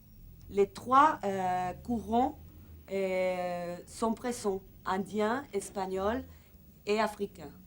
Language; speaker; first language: French; non-native, fluent; Spanish